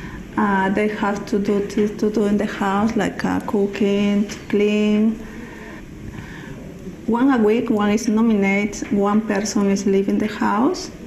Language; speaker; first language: English; non-native, learner; Spanish